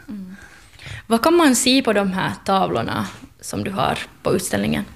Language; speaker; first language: Swedish; native; Swedish